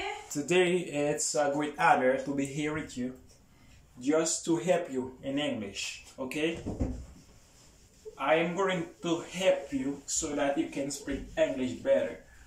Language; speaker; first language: English; non-native, fluent; Haitian Creole